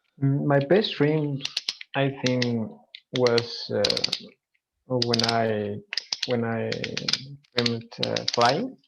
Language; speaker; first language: English; non-native, learner; Spanish